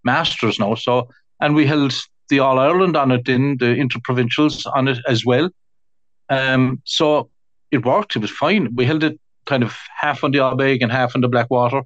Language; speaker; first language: English; native; English